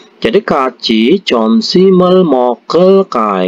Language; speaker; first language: Korean; non-native, fluent; Indonesian